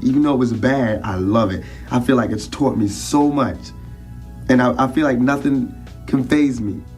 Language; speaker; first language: English; native; English